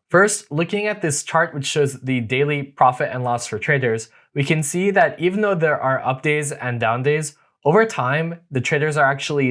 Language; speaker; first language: English; native; English